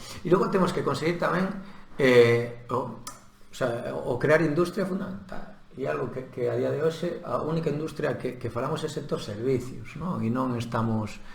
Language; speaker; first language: Galician; non-native, local second language; Spanish